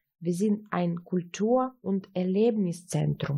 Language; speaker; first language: German; early bilingual, heritage; Russian